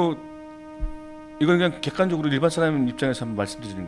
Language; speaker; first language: Korean; native; Korean